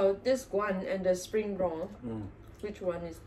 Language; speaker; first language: English; non-native, learner; Vietnamese